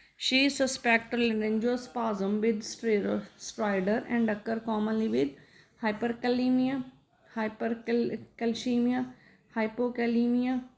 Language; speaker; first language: English; non-native, local second language; Punjabi